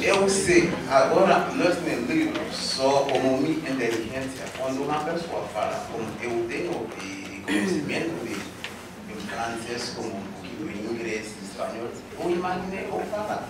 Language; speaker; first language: Portuguese; non-native, learner; Haitian Creole